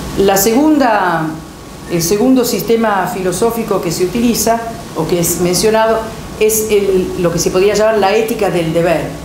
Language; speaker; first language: Spanish; non-native, fluent; Italian